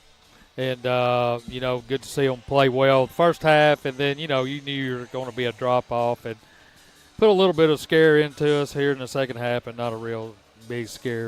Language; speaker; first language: English; native; English